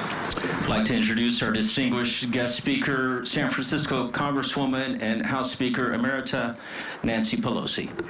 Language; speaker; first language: English; native; English